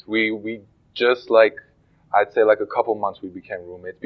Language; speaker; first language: English; non-native, fluent; German